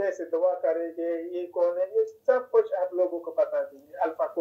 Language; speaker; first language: Hindi; non-native, fluent; Persian